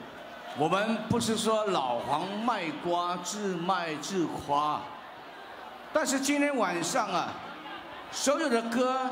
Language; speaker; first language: Chinese; early bilingual, heritage; Chinese